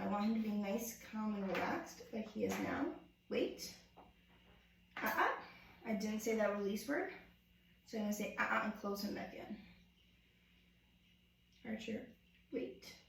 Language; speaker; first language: English; native; English